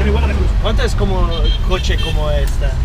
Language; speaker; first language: Spanish; non-native, learner; English